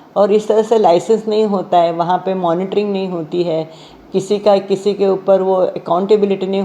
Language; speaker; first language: Hindi; non-native, local second language; Marathi